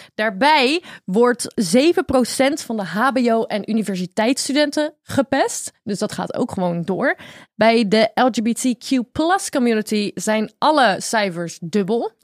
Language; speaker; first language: Dutch; native; Dutch